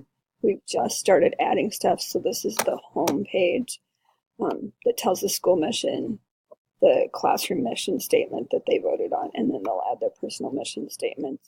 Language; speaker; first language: English; native; English